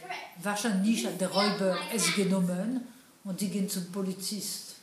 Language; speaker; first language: German; non-native, learner; French